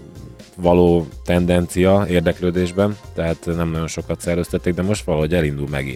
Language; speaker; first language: Hungarian; native; Hungarian